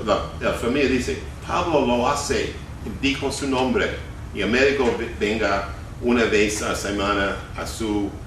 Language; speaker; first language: Spanish; non-native, fluent; English